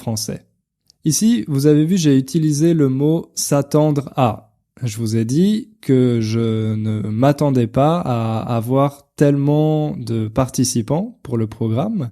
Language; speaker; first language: French; native; French